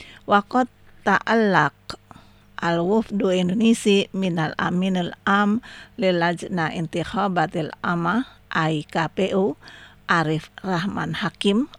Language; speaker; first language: Arabic; non-native, fluent; Indonesian